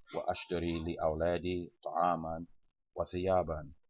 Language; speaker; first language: Arabic; non-native, learner; English